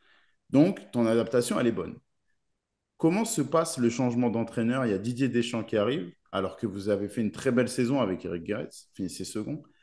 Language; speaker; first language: French; native; French